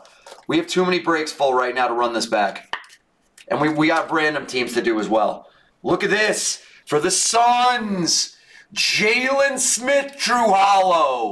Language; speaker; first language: English; native; English